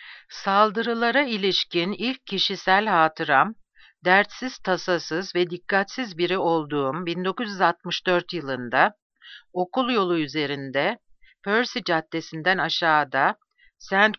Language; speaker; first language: Turkish; native; Turkish